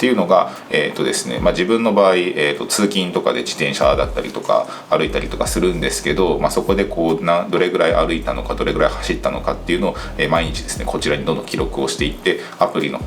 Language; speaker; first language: Japanese; native; Japanese